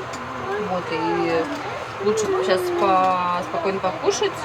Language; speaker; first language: Russian; native; Russian